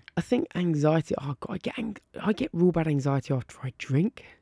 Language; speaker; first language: English; native; English